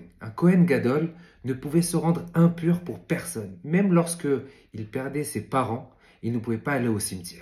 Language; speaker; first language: French; native; French